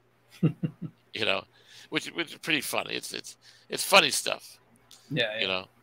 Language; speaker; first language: English; native; English